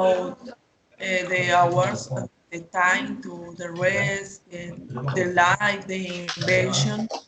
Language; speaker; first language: English; non-native, learner; Spanish